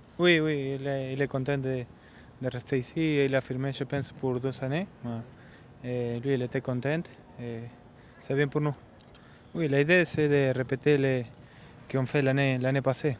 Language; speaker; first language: French; non-native, learner; Spanish